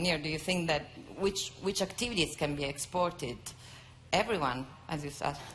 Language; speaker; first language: English; non-native, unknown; Italian